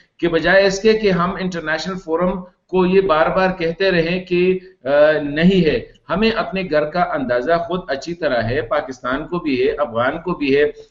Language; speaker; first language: Urdu; non-native, local second language; Pashto